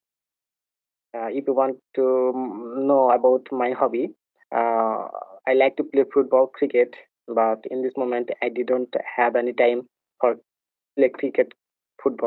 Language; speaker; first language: English; non-native, learner; Bangla